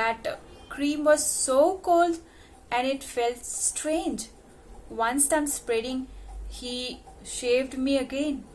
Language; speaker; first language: English; non-native, local second language; Hindi